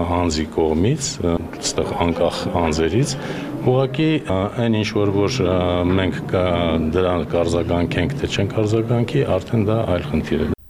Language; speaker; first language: Armenian; native; Armenian